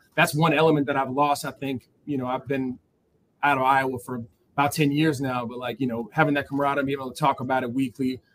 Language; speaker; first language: English; native; English